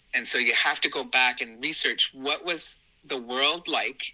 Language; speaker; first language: English; native; English